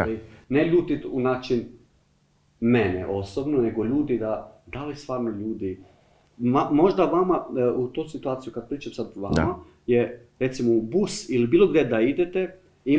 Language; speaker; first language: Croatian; non-native, learner; Albanian